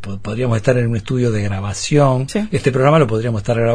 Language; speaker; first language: Spanish; native; Spanish